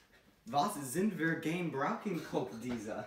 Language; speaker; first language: German; non-native, learner; English